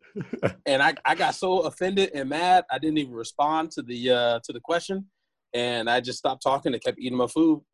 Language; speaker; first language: English; native; English